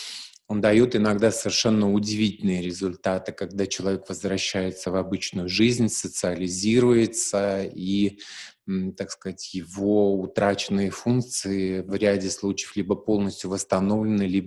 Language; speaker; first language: Russian; native; Russian